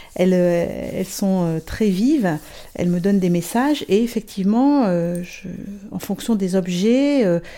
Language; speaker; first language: French; native; French